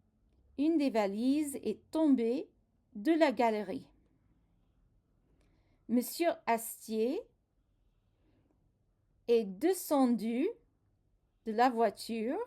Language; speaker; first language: French; non-native, fluent; English